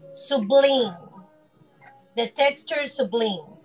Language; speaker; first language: English; non-native, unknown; Spanish